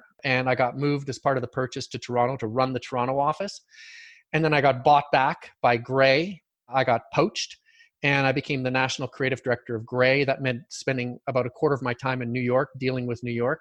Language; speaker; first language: English; native; English